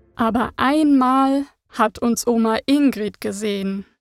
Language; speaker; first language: German; native; German